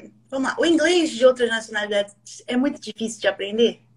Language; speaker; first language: Portuguese; native; Portuguese